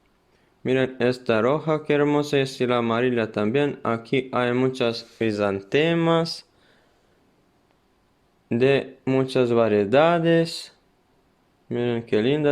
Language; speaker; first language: Spanish; non-native, fluent; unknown